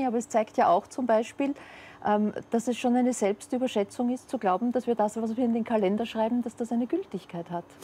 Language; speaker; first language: German; native; German